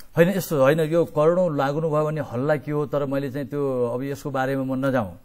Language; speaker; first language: Nepali; native; Nepali